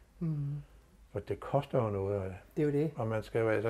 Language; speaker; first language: Danish; native; Danish